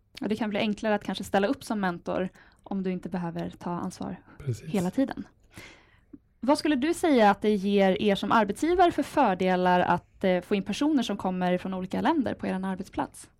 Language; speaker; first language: Swedish; native; Swedish